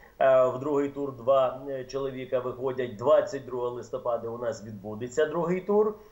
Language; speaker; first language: Ukrainian; native; Ukrainian